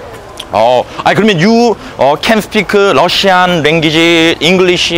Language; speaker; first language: English; non-native, learner; Korean